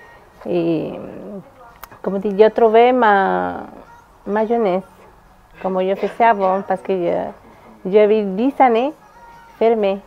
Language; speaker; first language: French; non-native, learner; Spanish